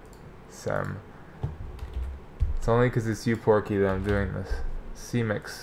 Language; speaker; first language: English; native; English